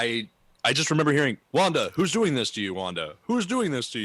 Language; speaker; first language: English; native; English